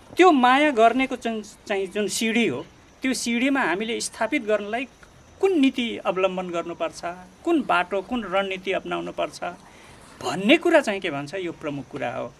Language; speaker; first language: Nepali; non-native, local second language; Dangaura Tharu